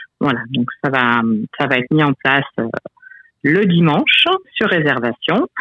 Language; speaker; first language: French; native; French